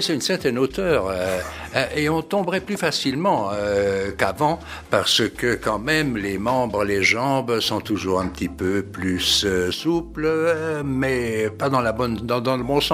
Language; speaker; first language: French; native; French